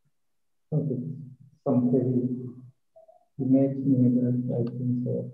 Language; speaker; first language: English; non-native, learner; Malayalam